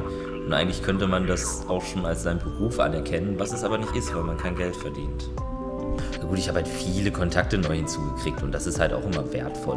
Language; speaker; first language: German; native; German